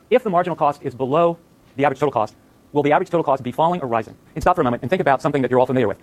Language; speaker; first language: English; native; English